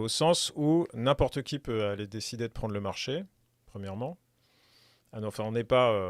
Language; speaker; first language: French; native; French